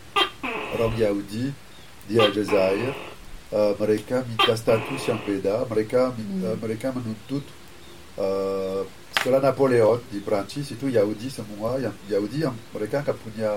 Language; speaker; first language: Indonesian; non-native, fluent; French